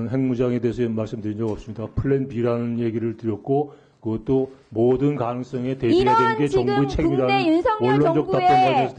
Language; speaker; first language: Korean; native; Korean